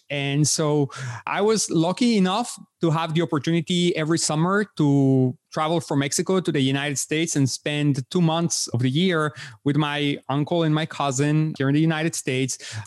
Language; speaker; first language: English; non-native, fluent; Spanish